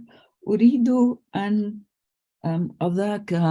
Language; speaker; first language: Arabic; non-native, learner; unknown